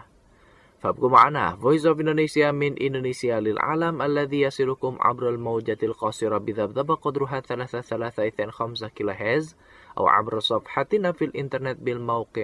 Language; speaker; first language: Arabic; non-native, fluent; Indonesian